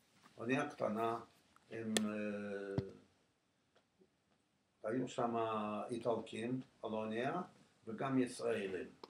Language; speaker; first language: Hebrew; non-native, fluent; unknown